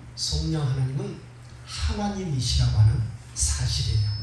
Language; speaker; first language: Korean; native; Korean